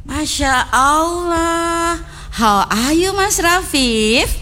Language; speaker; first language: English; non-native, learner; Javanese